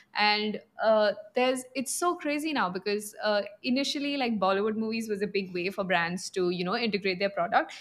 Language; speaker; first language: English; non-native, local second language; Punjabi